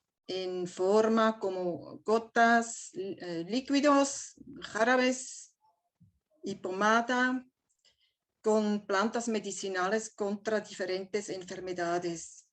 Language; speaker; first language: Spanish; non-native, fluent; German